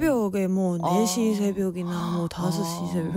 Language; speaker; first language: Korean; non-native, fluent; Spanish